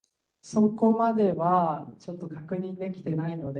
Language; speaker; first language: Japanese; native; Japanese